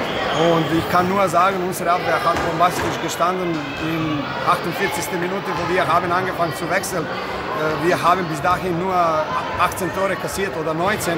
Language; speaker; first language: German; non-native, fluent; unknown